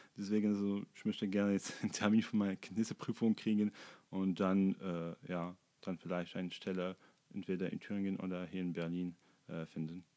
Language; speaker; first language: German; non-native, fluent; Arabic